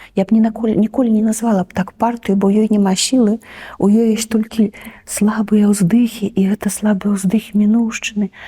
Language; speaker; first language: Belarusian; native; Belarusian